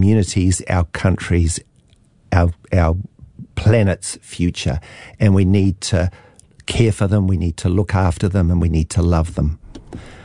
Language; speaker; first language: English; native; English